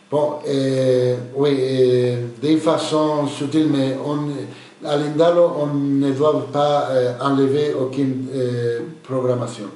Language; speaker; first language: French; non-native, fluent; Spanish